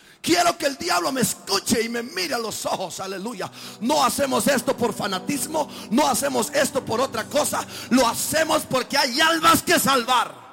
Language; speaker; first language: Spanish; native; Spanish